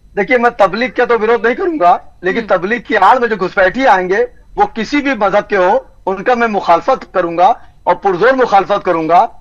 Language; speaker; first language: Hindi; native; Hindi